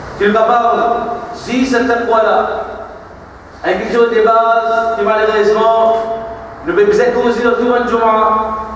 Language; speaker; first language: French; non-native, local second language; Morisyen